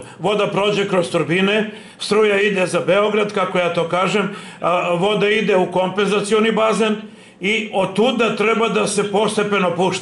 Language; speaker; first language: Serbian; native; Serbian